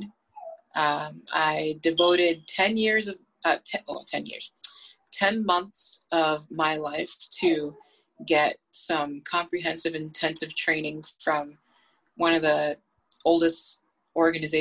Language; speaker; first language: English; native; English